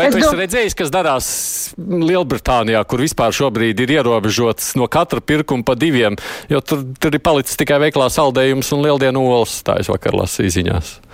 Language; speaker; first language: Latvian; native; Latvian